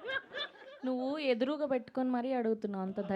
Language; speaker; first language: Telugu; native; Telugu